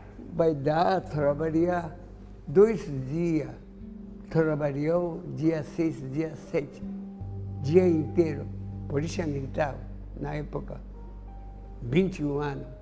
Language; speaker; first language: Portuguese; non-native, learner; Japanese